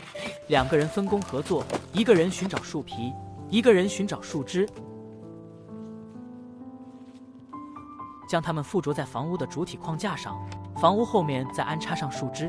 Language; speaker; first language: Chinese; native; Chinese